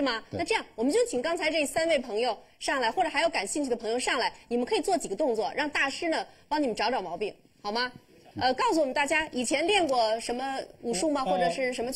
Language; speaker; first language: Chinese; native; Chinese